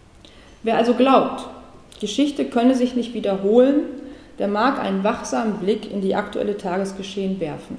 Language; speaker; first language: German; native; German